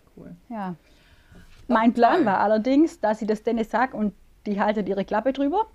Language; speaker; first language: German; native; German